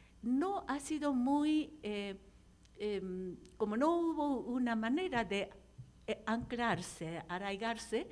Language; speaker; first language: Spanish; non-native, fluent; Japanese